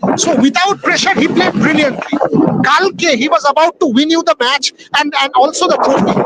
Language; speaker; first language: English; non-native, local second language; Bangla